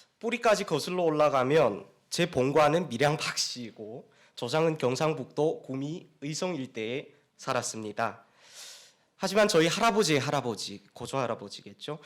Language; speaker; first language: Korean; native; Korean